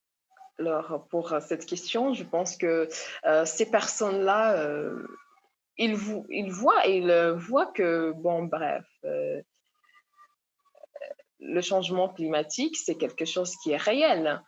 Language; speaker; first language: French; non-native, local second language; Comorian